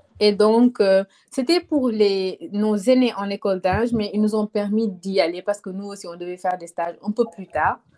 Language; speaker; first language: French; non-native, local second language; Wolof